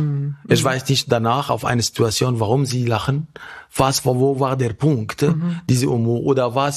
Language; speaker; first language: German; non-native, fluent; Arabic